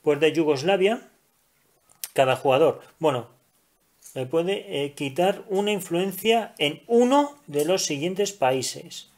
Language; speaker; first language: Spanish; native; Spanish